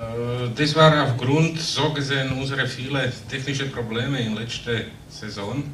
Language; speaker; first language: German; non-native, fluent; Slovak